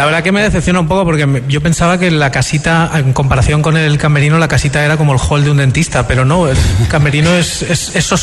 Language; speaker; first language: Spanish; native; Spanish